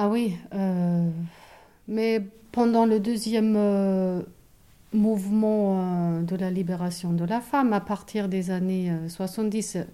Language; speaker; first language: French; non-native, fluent; German